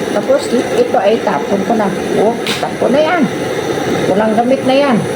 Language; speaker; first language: Filipino; non-native, local second language; Cebuano